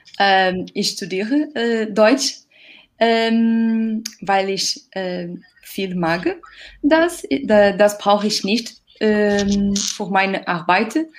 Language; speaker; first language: German; non-native, learner; Portuguese